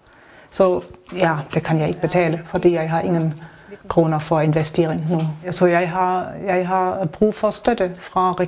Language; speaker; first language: Danish; non-native, learner; German